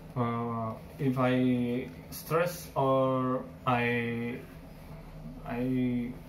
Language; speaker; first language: English; non-native, learner; Indonesian